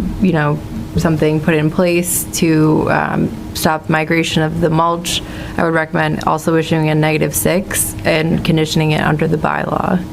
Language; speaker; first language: English; native; English